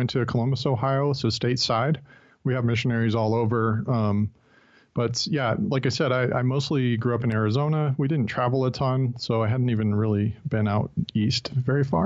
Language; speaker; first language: English; native; English